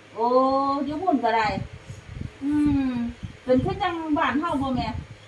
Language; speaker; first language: Thai; native; Thai